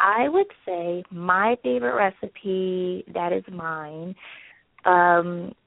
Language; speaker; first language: English; native; English